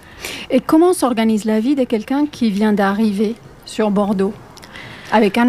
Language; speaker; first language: French; native; French